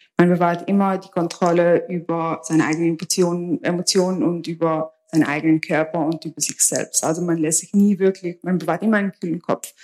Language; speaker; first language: German; early bilingual, other home language; Albanian